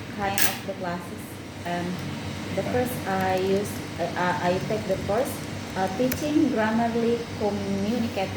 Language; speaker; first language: English; non-native, learner; Indonesian